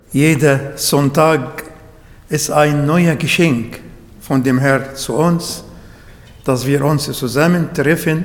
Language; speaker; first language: German; non-native, learner; Arabic